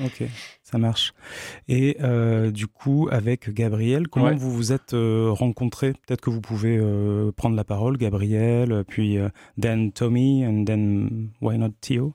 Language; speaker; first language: French; native; French